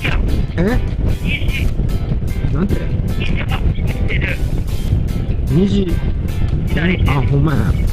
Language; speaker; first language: Japanese; native; Japanese